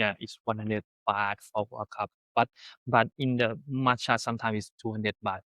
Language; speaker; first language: English; non-native, learner; Thai